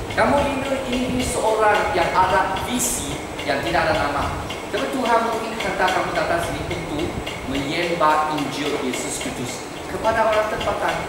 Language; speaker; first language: Malay; non-native, local second language; Chinese